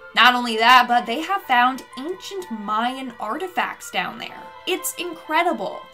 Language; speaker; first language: English; native; English